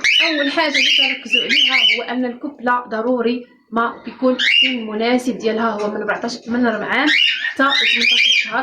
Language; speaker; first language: Arabic; native; Arabic